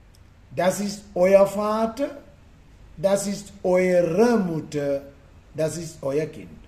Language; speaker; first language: German; non-native, fluent; Sinhala